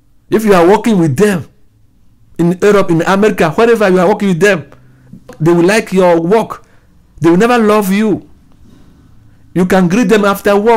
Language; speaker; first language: English; non-native, fluent; Ewe